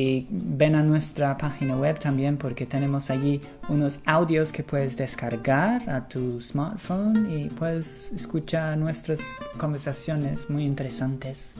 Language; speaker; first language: Spanish; non-native, fluent; English